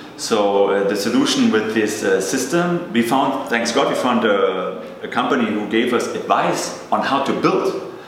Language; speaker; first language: English; non-native, fluent; German